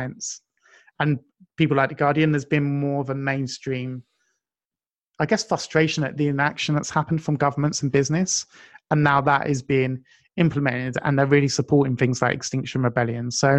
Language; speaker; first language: English; native; English